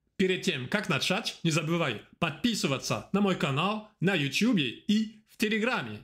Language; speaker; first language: Russian; non-native, fluent; French